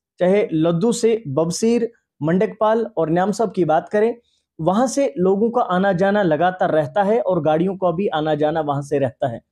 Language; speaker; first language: Urdu; non-native, local second language; Kashmiri